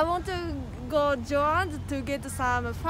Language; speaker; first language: English; non-native, learner; Japanese